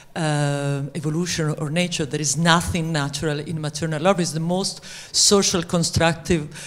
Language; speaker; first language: English; non-native, fluent; French